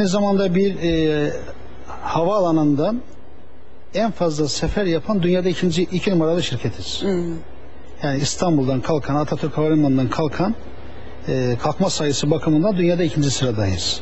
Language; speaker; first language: Turkish; native; Turkish